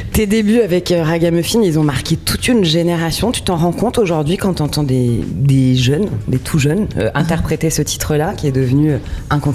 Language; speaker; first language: French; native; French